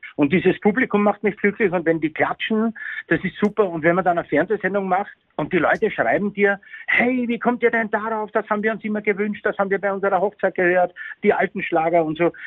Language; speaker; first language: German; native; German